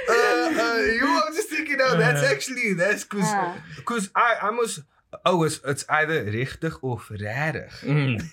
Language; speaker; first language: English; native; English